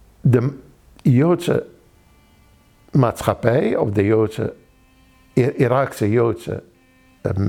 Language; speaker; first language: Dutch; non-native, fluent; Arabic